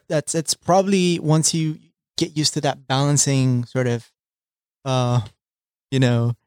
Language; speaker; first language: English; non-native, fluent; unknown